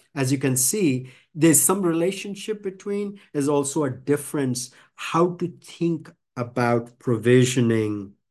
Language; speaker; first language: English; non-native, local second language; Bangla